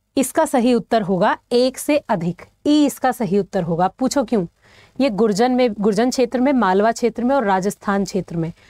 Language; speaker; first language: Hindi; native; Hindi